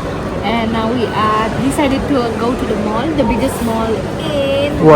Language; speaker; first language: English; non-native, fluent; Indonesian